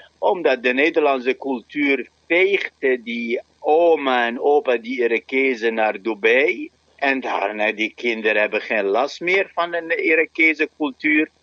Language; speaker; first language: Dutch; non-native, fluent; Arabic